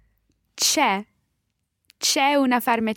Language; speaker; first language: Italian; non-native, learner; English